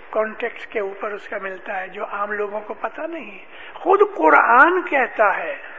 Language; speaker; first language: Urdu; non-native, local second language; Gujarati